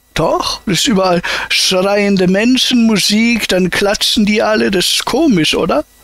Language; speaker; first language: German; native; German